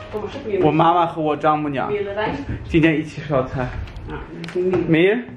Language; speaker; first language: Chinese; non-native, fluent; German